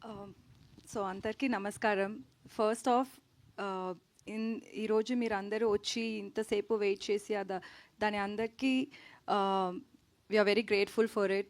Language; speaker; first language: Telugu; non-native, learner; Tamil